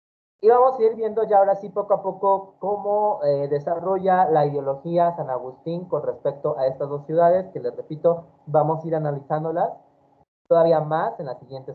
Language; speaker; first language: Spanish; native; Spanish